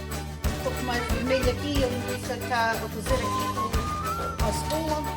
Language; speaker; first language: Portuguese; early bilingual, heritage; Portuguese